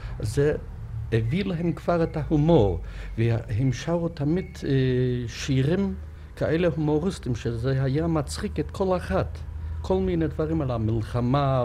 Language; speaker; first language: Hebrew; non-native, fluent; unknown